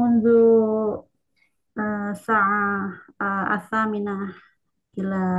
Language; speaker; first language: Arabic; non-native, learner; Indonesian